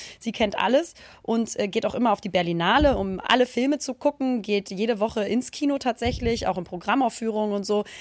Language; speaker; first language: German; native; German